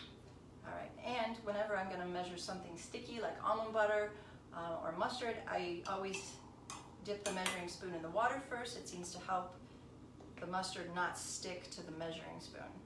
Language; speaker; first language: English; native; English